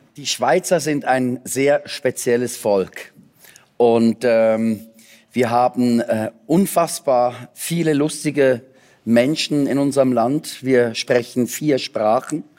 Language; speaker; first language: German; native; German